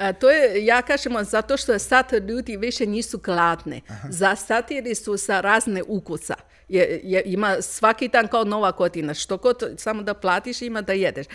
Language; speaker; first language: Croatian; non-native, learner; Chinese